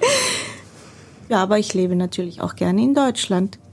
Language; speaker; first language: German; non-native, fluent; Greek